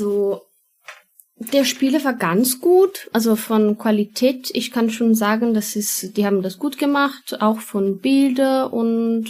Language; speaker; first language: German; non-native, learner; Portuguese